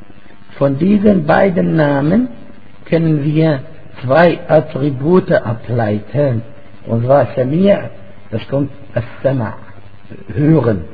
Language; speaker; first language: German; non-native, fluent; Arabic